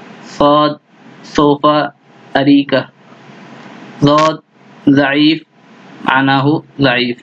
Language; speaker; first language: Arabic; non-native, fluent; Urdu